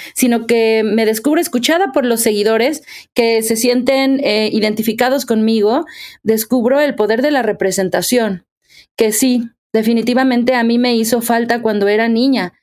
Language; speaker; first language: Spanish; native; Spanish